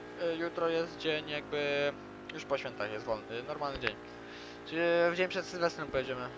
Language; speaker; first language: Polish; native; Polish